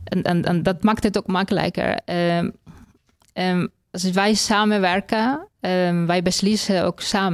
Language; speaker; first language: Dutch; non-native, fluent; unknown